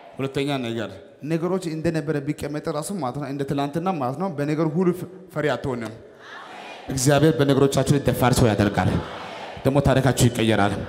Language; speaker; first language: Amharic; non-native, local second language; Wolaytta